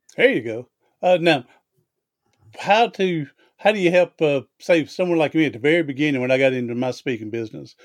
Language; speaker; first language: English; native; English